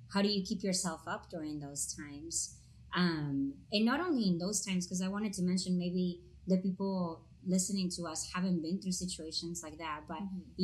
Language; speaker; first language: English; non-native, fluent; Spanish